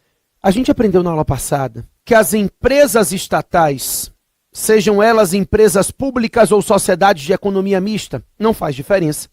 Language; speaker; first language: Portuguese; native; Portuguese